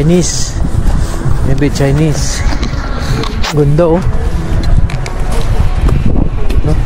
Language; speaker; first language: English; non-native, local second language; Filipino